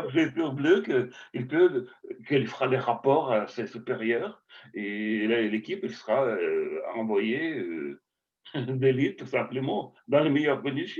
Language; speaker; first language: French; non-native, fluent; Russian